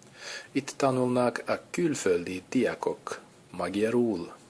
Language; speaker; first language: Hungarian; non-native, learner; English